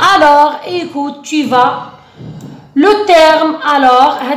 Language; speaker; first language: French; non-native, local second language; Arabic